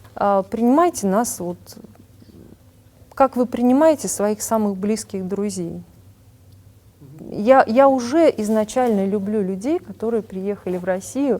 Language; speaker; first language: Russian; native; Russian